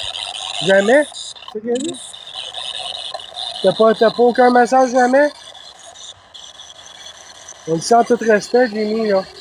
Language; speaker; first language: French; native; French